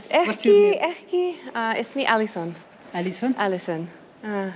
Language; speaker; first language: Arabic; non-native, learner; English